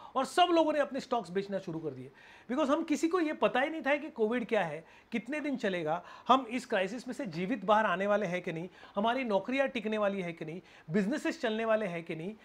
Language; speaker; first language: Hindi; non-native, local second language; Marathi